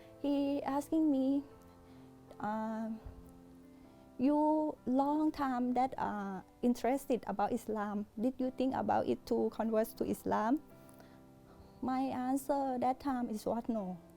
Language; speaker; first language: English; non-native, learner; Thai